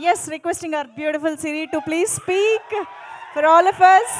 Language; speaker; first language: Telugu; native; Telugu